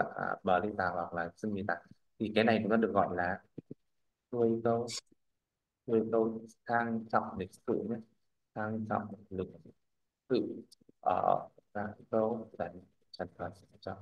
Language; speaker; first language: Vietnamese; native; Vietnamese